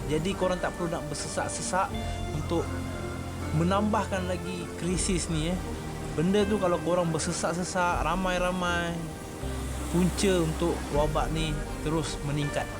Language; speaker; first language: Malay; native; Malay